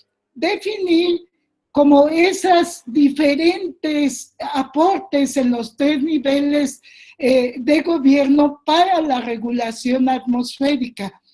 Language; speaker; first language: Spanish; native; Spanish